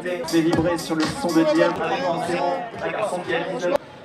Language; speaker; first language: French; native; French